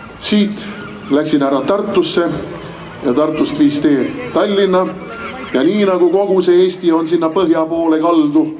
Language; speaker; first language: Estonian; native; Estonian